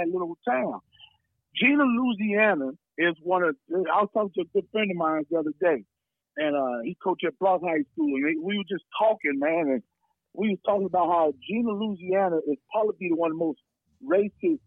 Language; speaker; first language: English; native; English